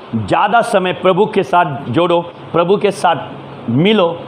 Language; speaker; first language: Hindi; non-native, local second language; Marathi